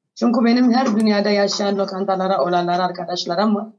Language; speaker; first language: Turkish; non-native, fluent; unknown